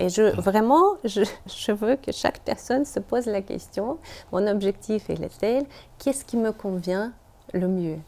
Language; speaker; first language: French; non-native, fluent; Russian